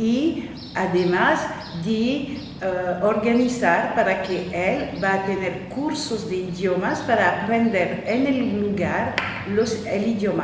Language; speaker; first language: Spanish; non-native, fluent; French